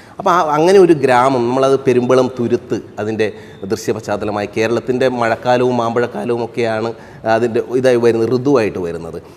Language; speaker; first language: Malayalam; native; Malayalam